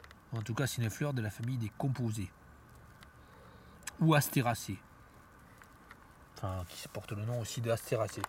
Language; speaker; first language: French; native; French